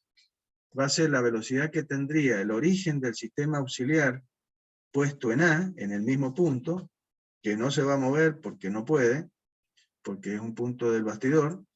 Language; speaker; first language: Spanish; native; Spanish